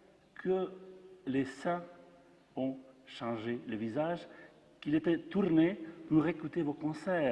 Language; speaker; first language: French; non-native, fluent; Macedonian